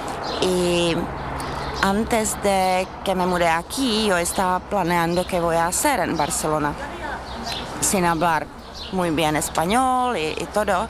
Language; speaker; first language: Spanish; non-native, learner; Czech